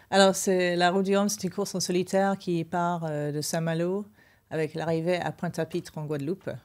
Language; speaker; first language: French; non-native, fluent; English